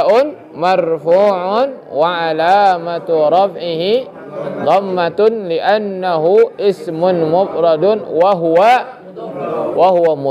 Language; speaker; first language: Arabic; non-native, fluent; Indonesian